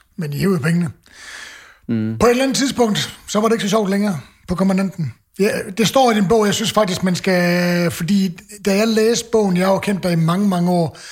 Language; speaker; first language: Danish; native; Danish